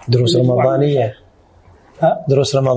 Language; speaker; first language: Arabic; native; Arabic